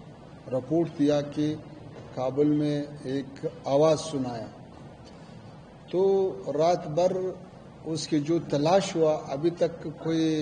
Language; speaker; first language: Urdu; non-native, fluent; Pashto